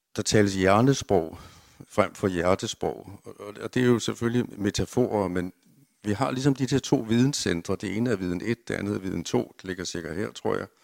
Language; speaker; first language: Danish; native; Danish